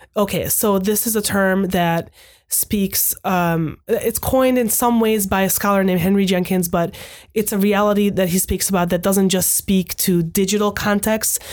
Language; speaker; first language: English; non-native, fluent; Hungarian